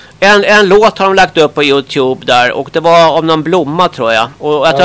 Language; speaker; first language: Swedish; native; Swedish